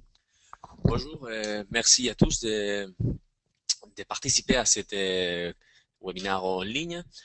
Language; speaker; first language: French; non-native, fluent; Spanish